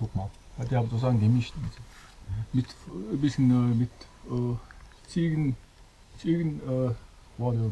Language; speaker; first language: German; non-native, learner; Mongolian